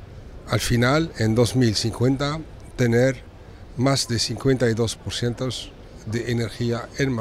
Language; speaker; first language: Spanish; non-native, fluent; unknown